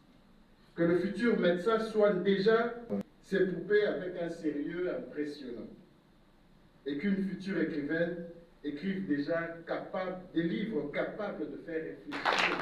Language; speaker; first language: French; non-native, local second language; Lingala